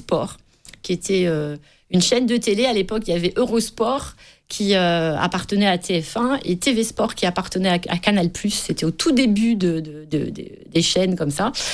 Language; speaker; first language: French; native; French